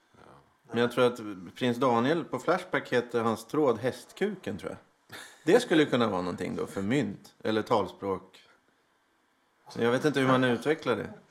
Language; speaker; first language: Swedish; native; Swedish